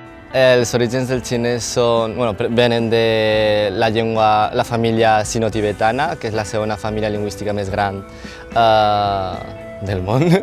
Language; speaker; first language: Catalan; non-native, local second language; Chinese